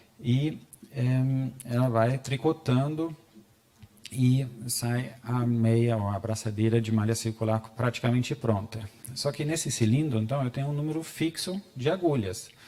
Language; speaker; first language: Portuguese; non-native, fluent; German